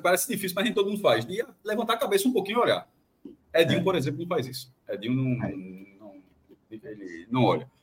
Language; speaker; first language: Portuguese; native; Portuguese